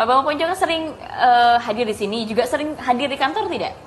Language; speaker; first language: Indonesian; native; Indonesian